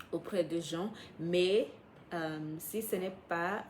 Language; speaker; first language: French; non-native, fluent; English